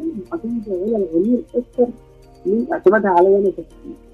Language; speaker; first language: Arabic; native; Arabic